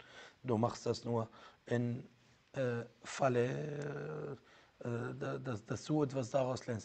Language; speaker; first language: German; non-native, fluent; Arabic